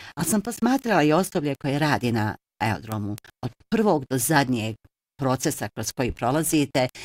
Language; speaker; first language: Bosnian; early bilingual, heritage; Bosnian